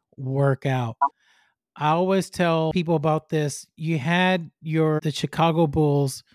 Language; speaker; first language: English; non-native, fluent; Spanish